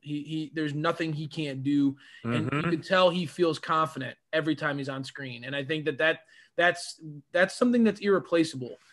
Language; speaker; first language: English; native; English